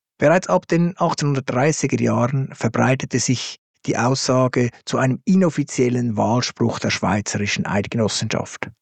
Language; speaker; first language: German; native; German